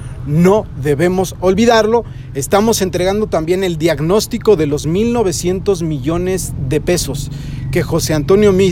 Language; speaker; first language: Spanish; native; Spanish